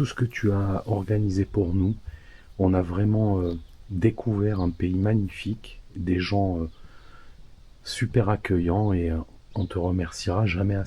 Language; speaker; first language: French; native; French